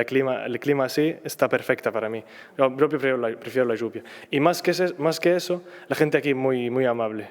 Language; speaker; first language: Spanish; non-native, fluent; Arabic